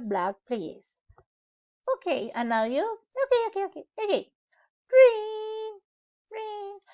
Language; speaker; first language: English; non-native, learner; Spanish